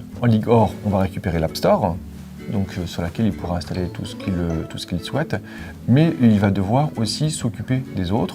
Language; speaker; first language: French; native; French